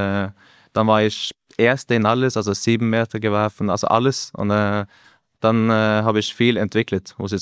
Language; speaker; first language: German; non-native, learner; Norwegian